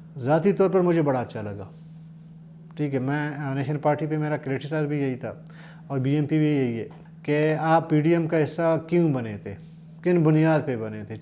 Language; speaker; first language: Urdu; non-native, local second language; Baluchi